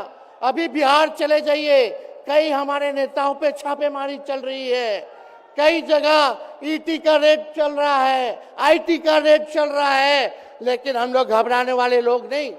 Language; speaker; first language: Hindi; native; Hindi